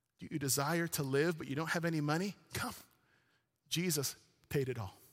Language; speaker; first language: English; early bilingual, other home language; Arabic